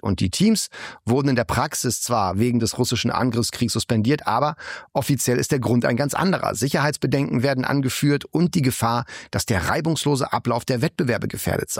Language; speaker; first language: German; native; German